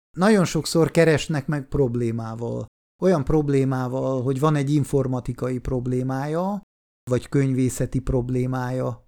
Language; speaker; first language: Hungarian; non-native, fluent; Swiss German